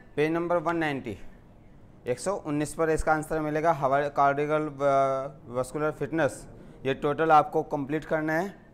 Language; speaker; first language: Hindi; native; Hindi